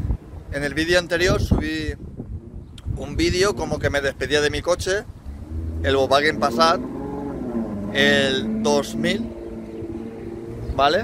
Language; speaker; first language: Spanish; native; Spanish